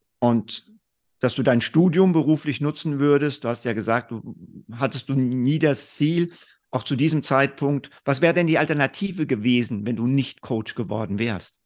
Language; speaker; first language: German; native; German